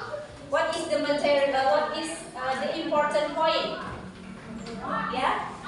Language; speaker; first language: English; non-native, learner; Indonesian